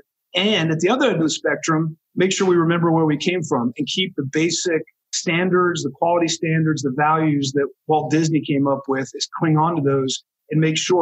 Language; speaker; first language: English; native; English